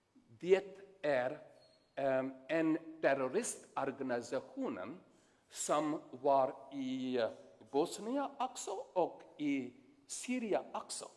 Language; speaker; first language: Swedish; non-native, learner; Urdu